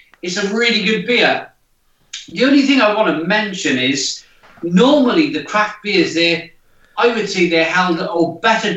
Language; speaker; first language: English; native; English